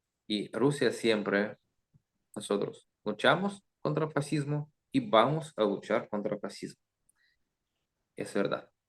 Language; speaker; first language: Spanish; non-native, learner; Russian